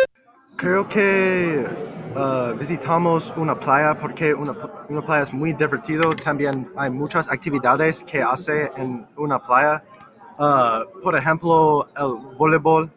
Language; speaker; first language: Spanish; non-native, learner; English